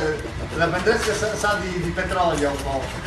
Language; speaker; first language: Italian; non-native, fluent; English